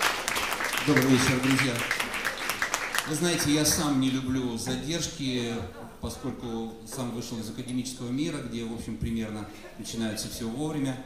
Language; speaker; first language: Russian; native; Russian